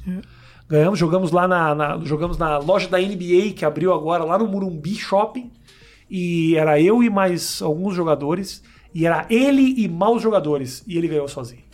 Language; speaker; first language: Portuguese; native; Portuguese